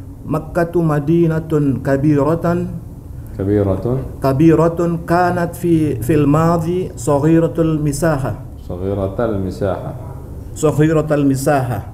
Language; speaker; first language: Arabic; non-native, learner; Indonesian